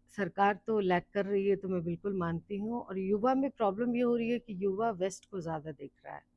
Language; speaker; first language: Hindi; native; Hindi